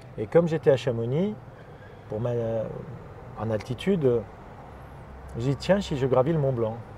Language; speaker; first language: French; non-native, fluent; Armenian